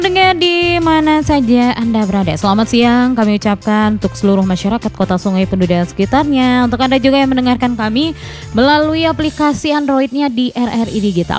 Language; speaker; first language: Indonesian; native; Indonesian